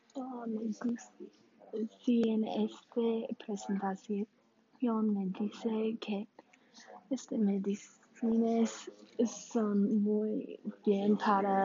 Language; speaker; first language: Spanish; non-native, learner; English